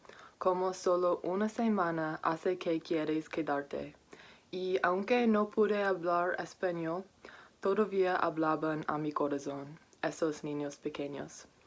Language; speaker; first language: Spanish; non-native, learner; English